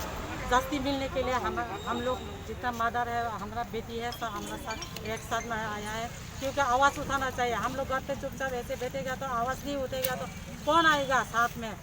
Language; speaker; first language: Hindi; non-native, local second language; Kok Borok